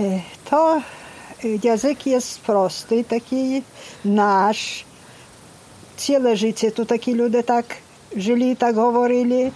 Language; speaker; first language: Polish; non-native, local second language; Ukrainian